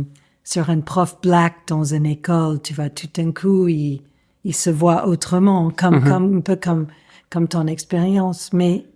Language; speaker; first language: French; non-native, fluent; English